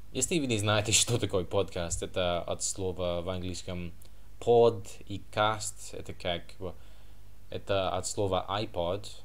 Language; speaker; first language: Russian; non-native, learner; English